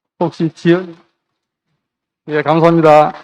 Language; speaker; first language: Korean; native; Korean